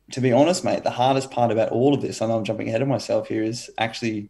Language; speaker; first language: English; native; English